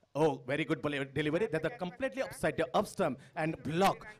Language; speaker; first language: English; non-native, local second language; Marathi